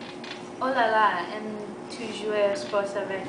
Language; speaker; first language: French; non-native, learner; English